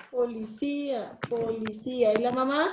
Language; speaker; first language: Spanish; native; Spanish